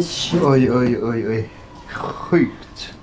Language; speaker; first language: Swedish; non-native, learner; Persian